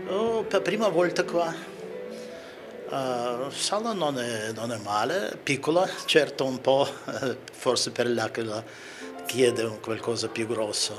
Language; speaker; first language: Italian; non-native, learner; Russian